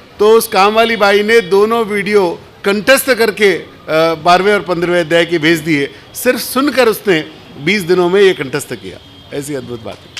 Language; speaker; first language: Hindi; native; Hindi